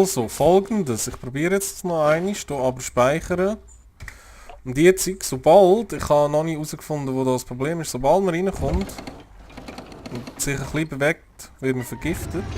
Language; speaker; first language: German; native; German